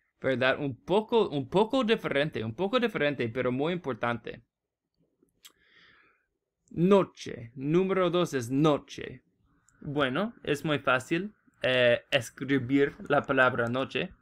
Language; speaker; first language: Spanish; non-native, learner; English